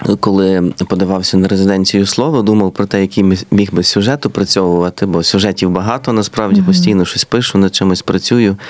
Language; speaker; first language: Ukrainian; native; Ukrainian